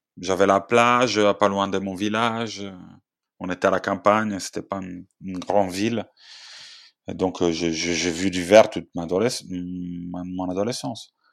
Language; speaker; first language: French; non-native, fluent; Italian